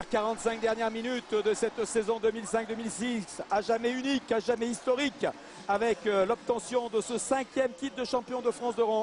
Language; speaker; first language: French; native; French